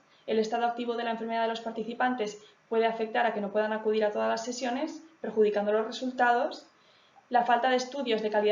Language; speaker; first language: Spanish; native; Spanish